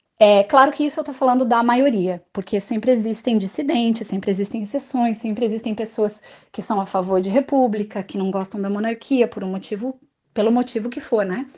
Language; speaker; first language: Portuguese; native; Portuguese